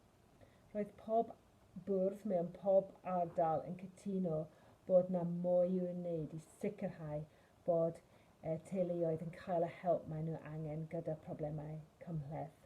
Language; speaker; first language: Welsh; non-native, fluent; English